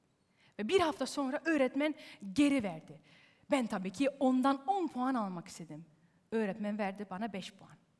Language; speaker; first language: Turkish; early bilingual, heritage; Turkish